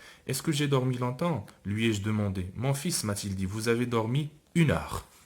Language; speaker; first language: French; non-native, local second language; Arabic